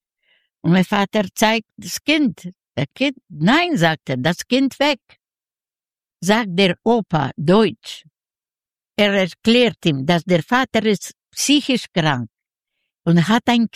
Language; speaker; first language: German; non-native, fluent; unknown